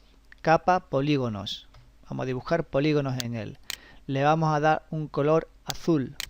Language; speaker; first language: Spanish; native; Spanish